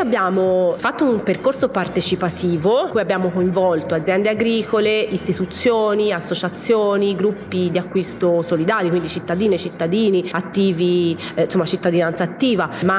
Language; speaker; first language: Italian; native; Italian